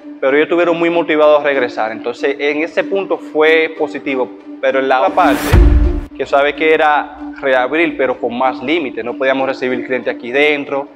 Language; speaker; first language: Spanish; native; Spanish